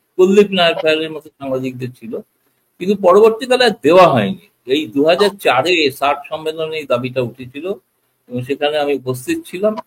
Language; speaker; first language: Bangla; native; Bangla